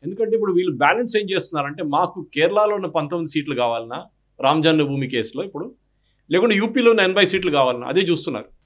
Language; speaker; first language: Telugu; non-native, fluent; Malayalam